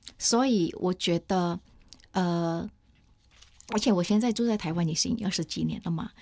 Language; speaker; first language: Chinese; early bilingual, heritage; Chinese